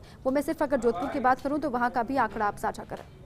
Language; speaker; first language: Hindi; native; Hindi